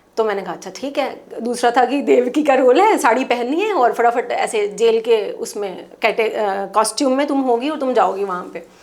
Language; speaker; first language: Hindi; non-native, local second language; Punjabi